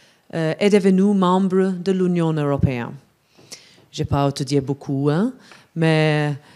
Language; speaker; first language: French; non-native, fluent; Maltese